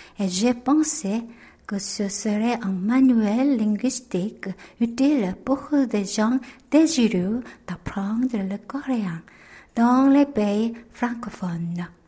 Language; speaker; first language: French; non-native, fluent; Korean